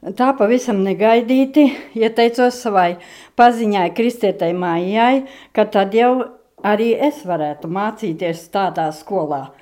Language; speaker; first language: Latvian; native; Latvian